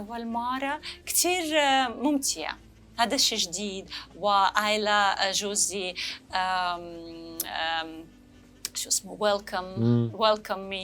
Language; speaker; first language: Arabic; non-native, learner; Russian